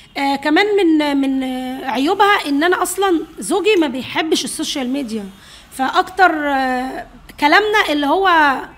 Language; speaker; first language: Arabic; native; Arabic